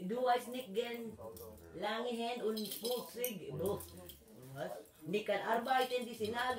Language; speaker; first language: German; non-native, learner; Filipino